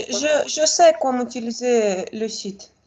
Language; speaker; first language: French; non-native, learner; Russian